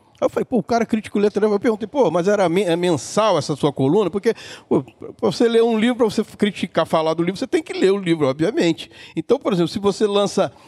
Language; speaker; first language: Portuguese; native; Portuguese